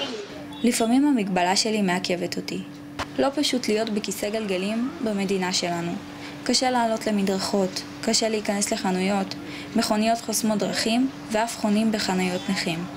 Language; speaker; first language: Hebrew; native; Hebrew